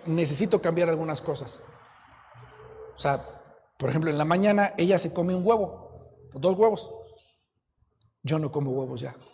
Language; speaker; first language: Spanish; native; Spanish